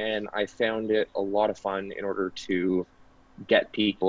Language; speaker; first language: English; native; English